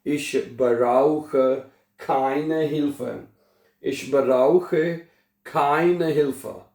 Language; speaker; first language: German; non-native, fluent; Urdu